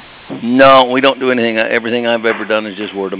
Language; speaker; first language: English; native; English